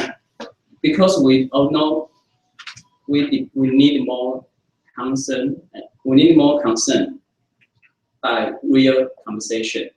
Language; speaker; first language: English; non-native, fluent; Chinese